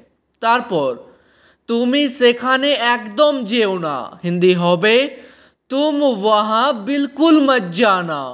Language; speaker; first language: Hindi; non-native, fluent; Bangla